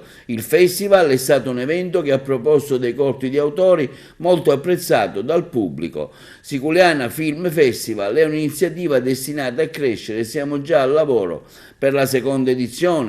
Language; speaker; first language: Italian; native; Italian